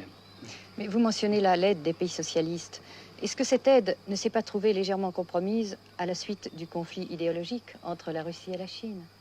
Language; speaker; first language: French; native; French